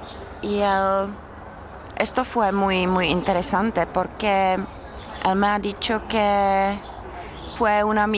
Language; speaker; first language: Spanish; non-native, fluent; Czech